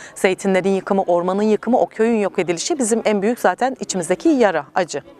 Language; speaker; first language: Turkish; native; Turkish